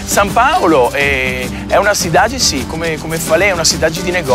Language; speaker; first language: Portuguese; non-native, fluent; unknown